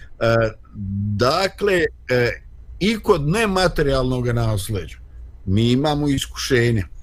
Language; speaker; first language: Bosnian; native; Bosnian